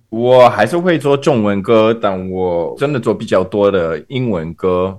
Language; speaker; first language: Chinese; early bilingual, heritage; Chinese